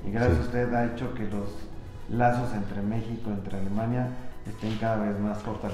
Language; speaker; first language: Spanish; native; Spanish